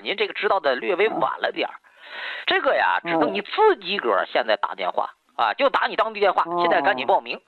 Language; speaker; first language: Chinese; native; Chinese